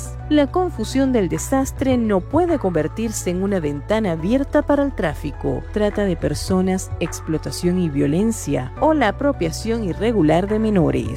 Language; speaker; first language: Spanish; native; Spanish